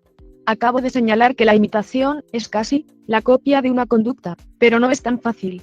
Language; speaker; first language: Spanish; native; Spanish